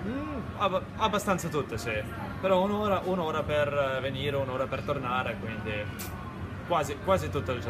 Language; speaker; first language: Italian; non-native, learner; Estonian